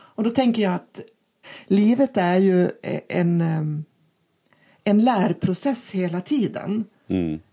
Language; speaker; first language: Swedish; native; Swedish